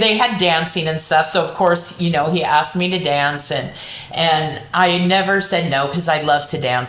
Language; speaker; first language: English; native; English